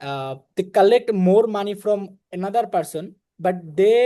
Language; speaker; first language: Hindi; non-native, learner; Bangla